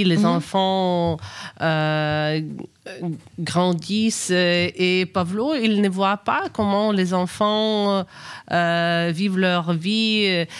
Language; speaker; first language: French; non-native, fluent; Ukrainian